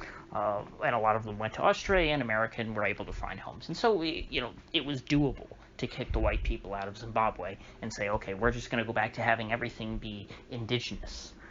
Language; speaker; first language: English; native; English